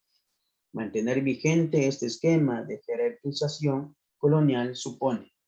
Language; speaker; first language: Spanish; native; Spanish